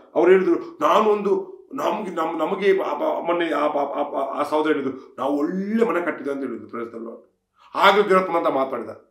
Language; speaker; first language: Kannada; non-native, local second language; Tulu